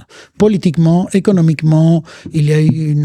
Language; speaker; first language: French; non-native, fluent; Spanish